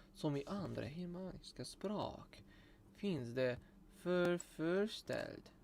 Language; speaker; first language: Swedish; non-native, learner; English